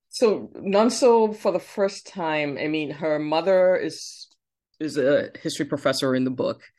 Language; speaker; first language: English; non-native, local second language; Yoruba